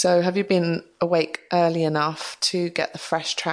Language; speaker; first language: English; native; English